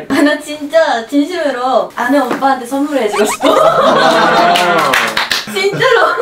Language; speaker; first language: Korean; non-native, fluent; Japanese